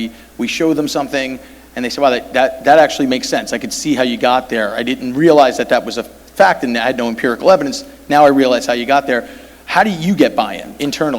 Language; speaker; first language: English; native; English